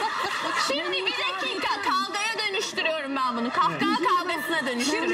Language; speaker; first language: Turkish; native; Turkish